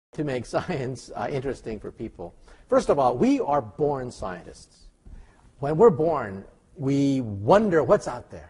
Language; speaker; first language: English; native; English